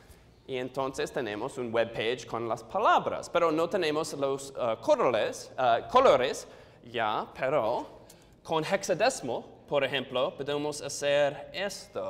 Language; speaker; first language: Spanish; non-native, learner; English